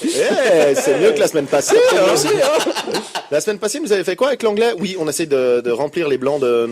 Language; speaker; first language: French; native; French